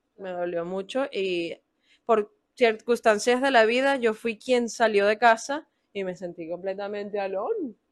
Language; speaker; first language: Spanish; native; Spanish